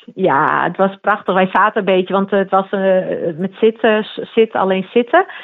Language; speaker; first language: Dutch; non-native, local second language; Western Frisian